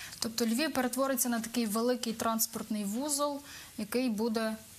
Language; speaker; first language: Ukrainian; native; Ukrainian